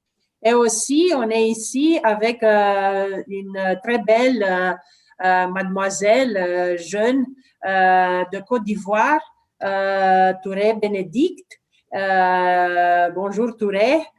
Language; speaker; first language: French; non-native, learner; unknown